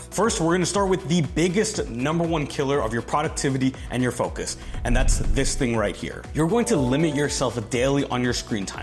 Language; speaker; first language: English; native; English